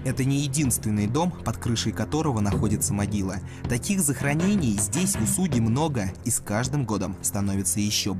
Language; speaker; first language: Russian; native; Russian